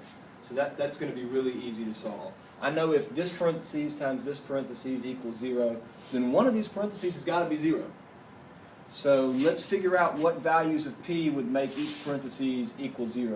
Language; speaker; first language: English; native; English